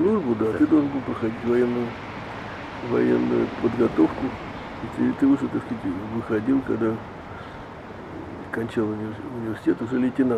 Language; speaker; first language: Russian; native; Russian